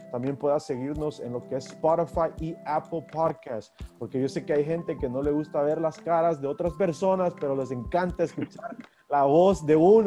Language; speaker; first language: Spanish; early bilingual, heritage; Spanish